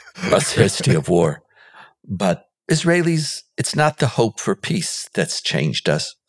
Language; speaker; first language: English; non-native, fluent; Hebrew